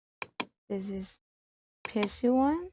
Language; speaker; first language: English; non-native, learner; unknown